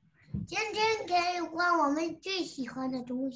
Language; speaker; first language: Chinese; early bilingual, heritage; Chinese